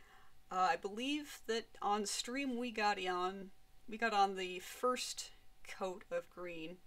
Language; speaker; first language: English; native; English